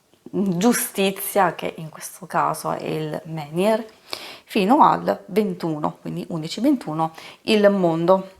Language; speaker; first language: Italian; native; Italian